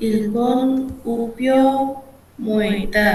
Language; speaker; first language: Korean; non-native, learner; Indonesian